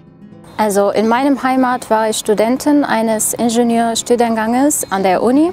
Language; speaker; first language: German; non-native, fluent; Arabic